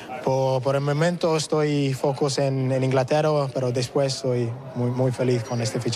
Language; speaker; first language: Spanish; non-native, learner; English